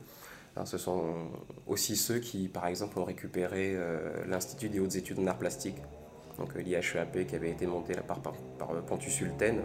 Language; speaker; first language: French; native; French